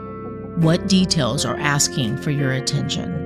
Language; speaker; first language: English; native; English